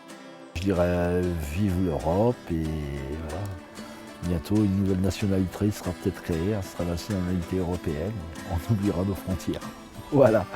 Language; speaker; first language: French; native; French